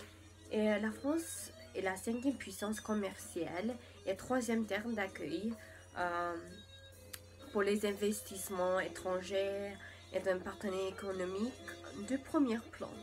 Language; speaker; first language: French; non-native, learner; English